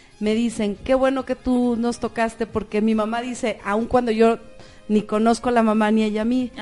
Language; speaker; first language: Spanish; native; Spanish